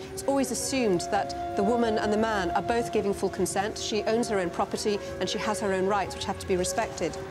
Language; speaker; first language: English; native; English